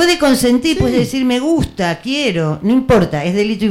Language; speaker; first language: Spanish; native; Spanish